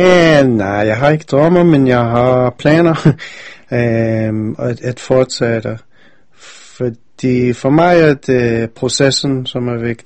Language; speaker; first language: Danish; non-native, fluent; English